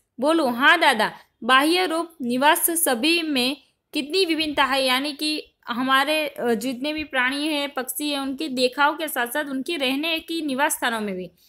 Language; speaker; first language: Hindi; non-native, local second language; Gujarati